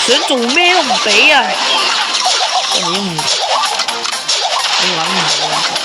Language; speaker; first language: Chinese; early bilingual, heritage; Cantonese